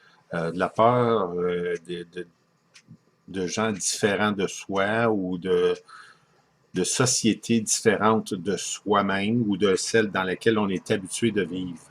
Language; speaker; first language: French; native; French